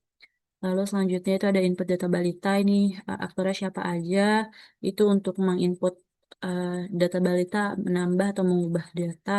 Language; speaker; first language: Indonesian; native; Indonesian